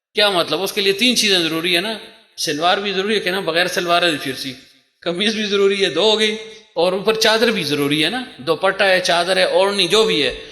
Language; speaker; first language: Urdu; non-native, local second language; Pashto